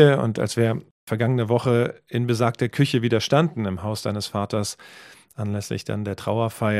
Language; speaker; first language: German; native; German